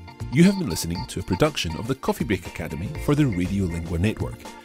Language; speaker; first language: English; native; English